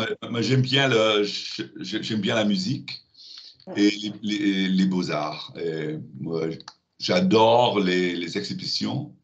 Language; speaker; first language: French; non-native, learner; German